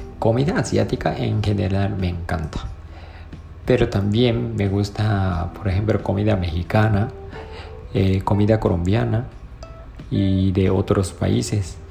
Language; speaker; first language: Spanish; non-native, learner; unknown